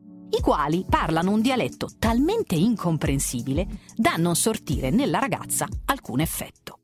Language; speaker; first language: Italian; native; Italian